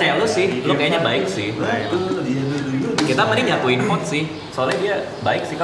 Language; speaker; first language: Indonesian; native; Indonesian